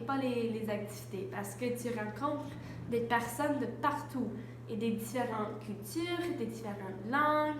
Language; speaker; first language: French; non-native, local second language; English